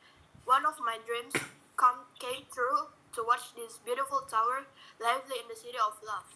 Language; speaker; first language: English; non-native, learner; Indonesian